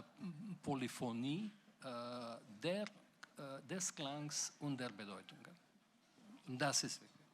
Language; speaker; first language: German; non-native, fluent; Slovenian